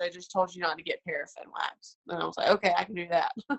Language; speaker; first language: English; native; English